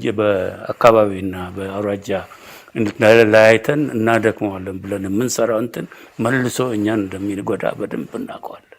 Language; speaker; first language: Amharic; non-native, local second language; Oromo